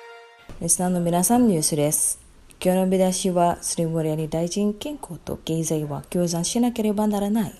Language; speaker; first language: Japanese; non-native, fluent; Indonesian